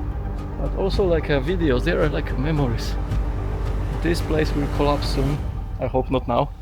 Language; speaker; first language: English; non-native, fluent; Polish